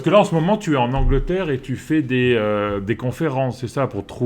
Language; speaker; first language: French; native; French